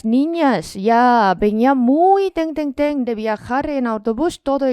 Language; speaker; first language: Spanish; non-native, fluent; Korean